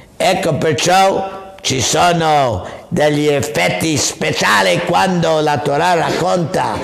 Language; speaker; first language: Italian; non-native, fluent; English